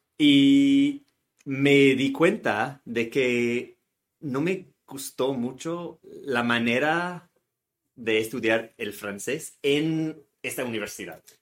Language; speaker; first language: Spanish; non-native, fluent; English